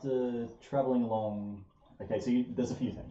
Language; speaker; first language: English; native; English